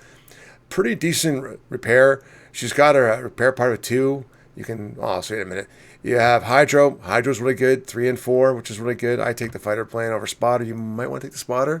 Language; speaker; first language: English; native; English